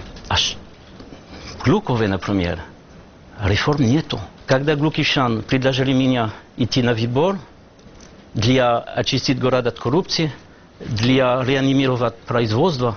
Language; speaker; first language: Russian; non-native, learner; French